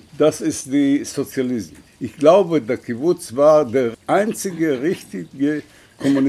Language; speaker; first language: German; non-native, learner; Hebrew